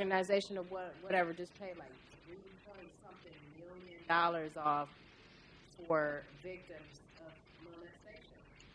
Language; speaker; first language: English; native; English